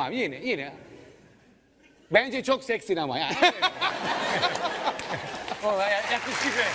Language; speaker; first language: Turkish; non-native, fluent; Italian